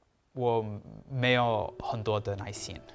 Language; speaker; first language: Chinese; non-native, learner; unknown